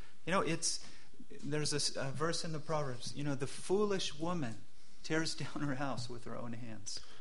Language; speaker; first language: English; native; English